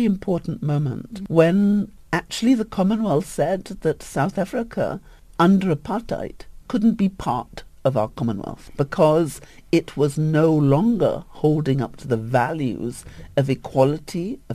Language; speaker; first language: English; native; English